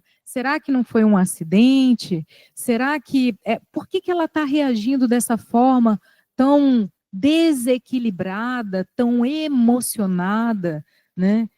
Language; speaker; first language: Portuguese; native; Portuguese